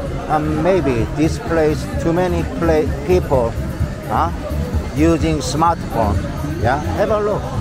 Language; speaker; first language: English; non-native, learner; Korean